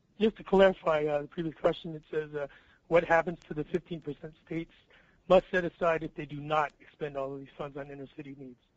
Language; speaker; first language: English; native; English